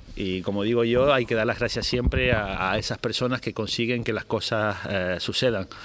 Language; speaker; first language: Spanish; native; Spanish